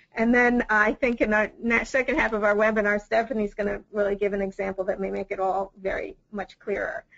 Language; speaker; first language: English; native; English